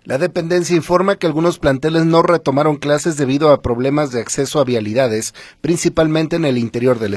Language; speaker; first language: Spanish; native; Spanish